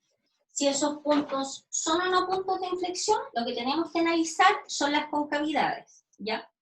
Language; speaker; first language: Spanish; native; Spanish